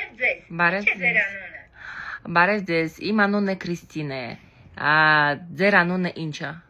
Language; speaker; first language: Armenian; non-native, learner; Russian